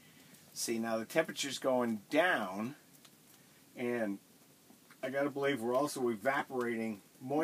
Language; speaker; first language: English; native; English